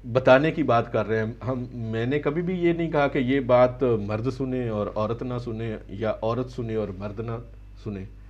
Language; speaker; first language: Urdu; native; Urdu